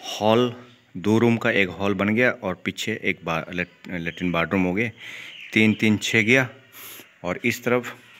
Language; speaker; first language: Hindi; non-native, local second language; Kok Borok